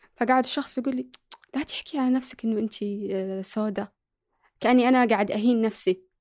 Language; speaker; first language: Arabic; early bilingual, other home language; Somali